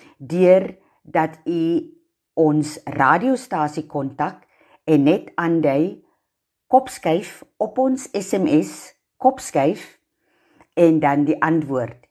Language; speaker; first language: Afrikaans; native; Afrikaans